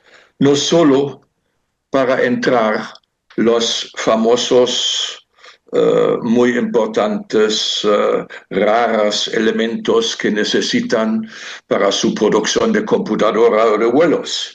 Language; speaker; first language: Spanish; non-native, fluent; German